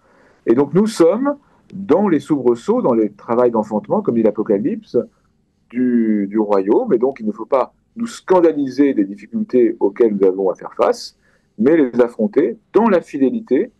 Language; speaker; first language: French; native; French